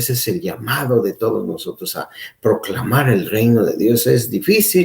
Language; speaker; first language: Spanish; native; Spanish